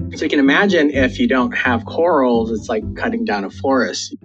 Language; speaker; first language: English; native; English